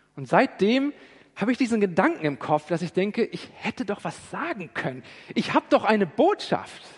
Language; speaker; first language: German; native; German